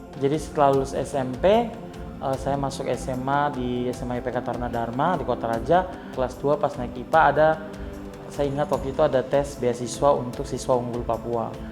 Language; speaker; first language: Indonesian; native; Indonesian